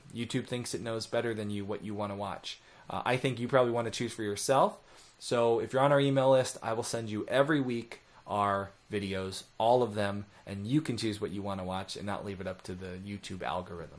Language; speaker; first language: English; native; English